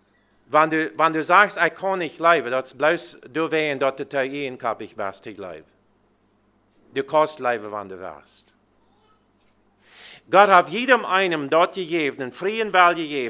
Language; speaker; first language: German; early bilingual, heritage; Plautdietsch